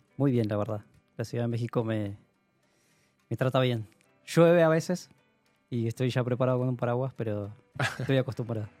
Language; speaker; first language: Spanish; native; Spanish